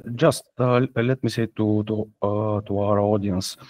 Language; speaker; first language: English; non-native, fluent; Bulgarian